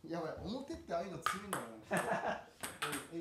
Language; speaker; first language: Japanese; native; Japanese